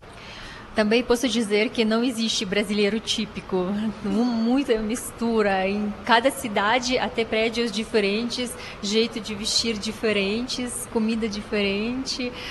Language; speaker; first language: Portuguese; non-native, fluent; Ukrainian